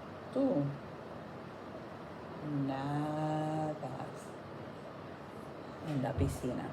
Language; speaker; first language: Spanish; non-native, fluent; English